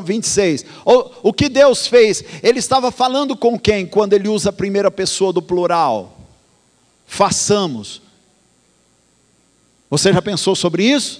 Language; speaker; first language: Portuguese; native; Portuguese